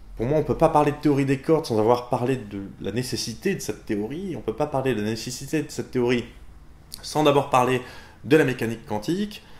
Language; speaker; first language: French; native; French